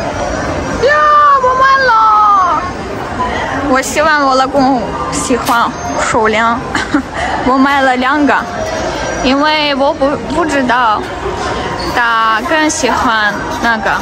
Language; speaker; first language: Chinese; non-native, learner; Ukrainian